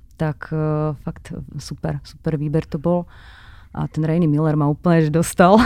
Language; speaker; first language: Slovak; native; Slovak